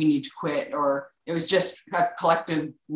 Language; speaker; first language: English; native; English